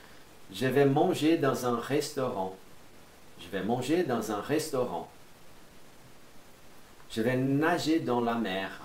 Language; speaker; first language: French; non-native, fluent; Portuguese